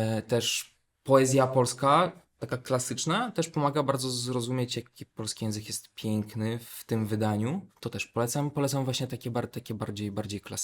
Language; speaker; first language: Polish; non-native, fluent; Belarusian